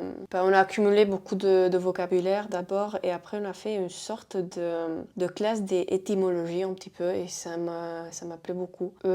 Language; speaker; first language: French; non-native, fluent; Spanish